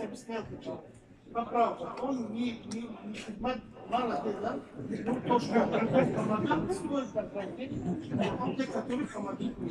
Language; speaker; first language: Russian; non-native, learner; Tajik